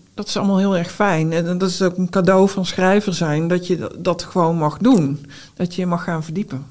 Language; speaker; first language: Dutch; native; Dutch